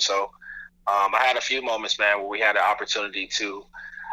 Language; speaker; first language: English; native; English